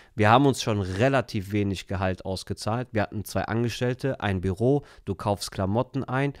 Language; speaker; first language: German; early bilingual, other home language; Turkish